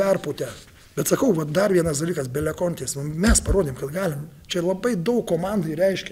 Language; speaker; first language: Lithuanian; native; Lithuanian